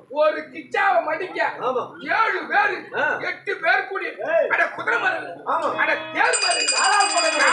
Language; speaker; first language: Tamil; native; Tamil